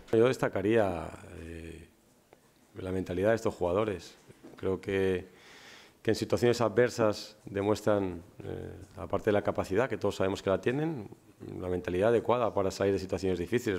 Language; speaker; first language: Spanish; native; Spanish